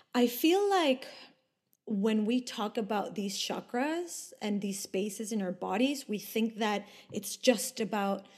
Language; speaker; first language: English; non-native, fluent; Spanish